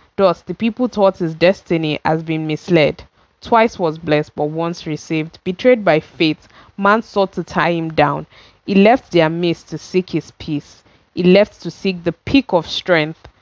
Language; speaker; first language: English; non-native, local second language; Yoruba